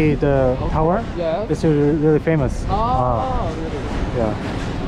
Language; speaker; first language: English; non-native, learner; Korean